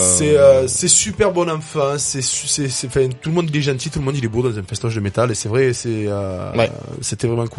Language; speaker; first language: French; native; French